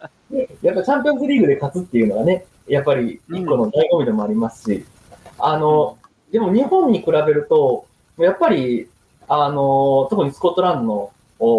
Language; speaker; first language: Japanese; native; Japanese